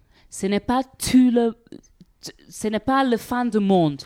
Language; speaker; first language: French; non-native, learner; English